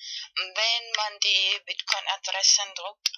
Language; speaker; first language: German; non-native, fluent; Spanish